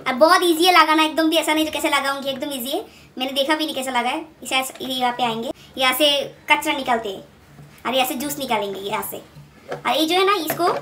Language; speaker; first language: Hindi; non-native, local second language; Bangla